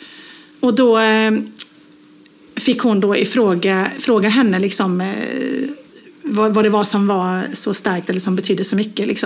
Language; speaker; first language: Swedish; native; Swedish